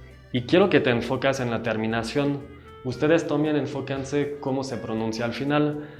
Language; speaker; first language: Spanish; non-native, fluent; French